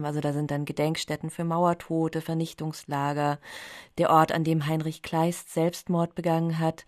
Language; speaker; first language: German; native; German